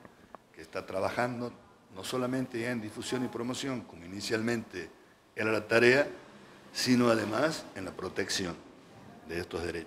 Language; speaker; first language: Spanish; native; Spanish